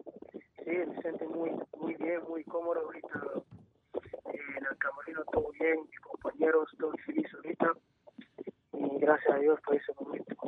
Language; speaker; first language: Spanish; non-native, learner; English